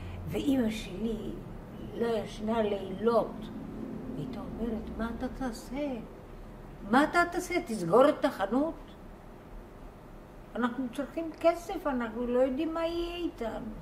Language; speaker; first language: Hebrew; non-native, fluent; Bulgarian